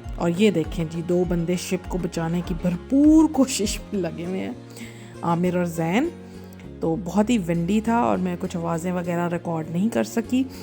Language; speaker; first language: Urdu; native; Urdu